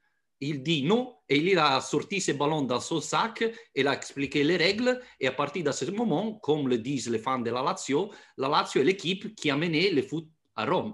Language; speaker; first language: French; non-native, fluent; Italian